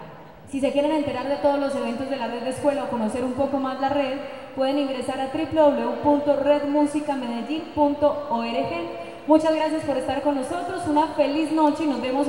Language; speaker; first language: Spanish; native; Spanish